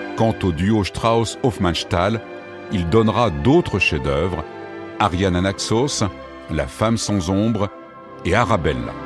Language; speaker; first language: French; native; French